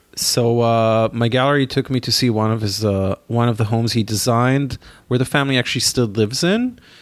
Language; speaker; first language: English; non-native, fluent; Hebrew